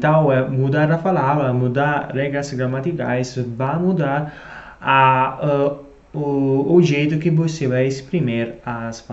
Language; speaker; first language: Portuguese; non-native, fluent; Italian